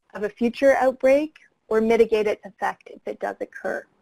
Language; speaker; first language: English; native; English